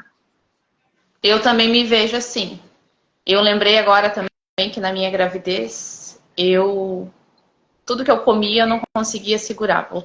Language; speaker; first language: Portuguese; native; Portuguese